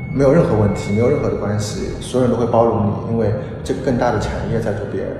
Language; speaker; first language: Chinese; native; Chinese